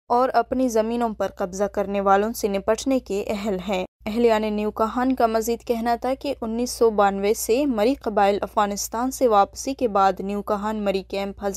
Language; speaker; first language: Urdu; non-native, local second language; Baluchi